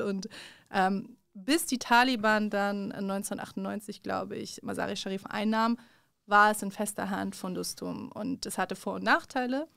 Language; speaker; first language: German; early bilingual, other home language; Persian